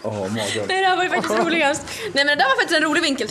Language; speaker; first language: Swedish; native; Swedish